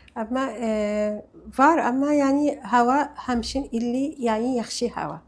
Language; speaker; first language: Azerbaijani; non-native, learner; Arabic